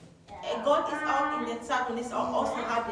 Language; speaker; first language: German; non-native, fluent; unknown